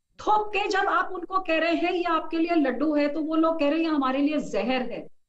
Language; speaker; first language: Hindi; non-native, local second language; Punjabi